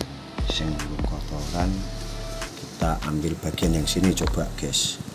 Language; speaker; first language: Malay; non-native, local second language; Javanese